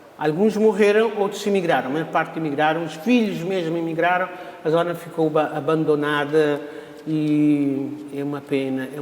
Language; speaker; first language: Portuguese; non-native, local second language; Kabuverdianu